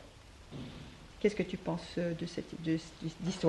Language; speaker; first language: French; non-native, learner; English